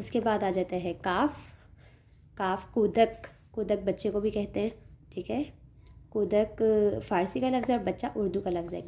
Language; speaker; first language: Urdu; native; Urdu